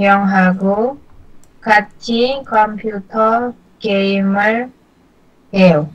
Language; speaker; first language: Korean; non-native, learner; Indonesian